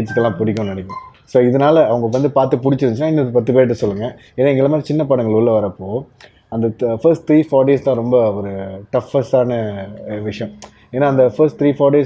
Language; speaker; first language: Tamil; native; Tamil